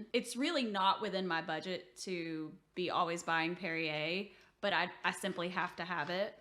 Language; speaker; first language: English; native; English